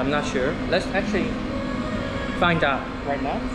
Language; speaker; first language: English; non-native, fluent; Korean